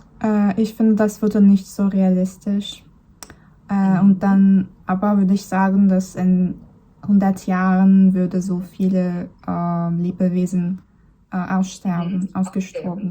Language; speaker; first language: German; non-native, learner; Turkish